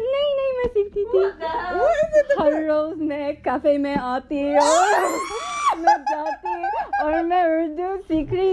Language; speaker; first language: Hindi; non-native, learner; English